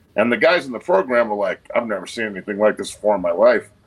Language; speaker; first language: English; native; English